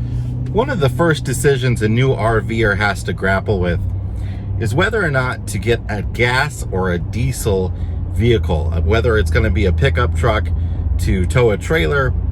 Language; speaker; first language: English; native; English